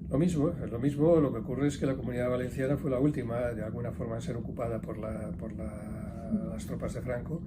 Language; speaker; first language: Spanish; native; Spanish